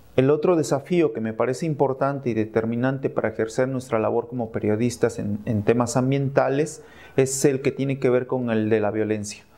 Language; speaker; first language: Spanish; native; Spanish